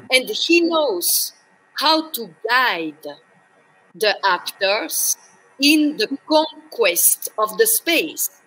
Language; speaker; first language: English; non-native, learner; French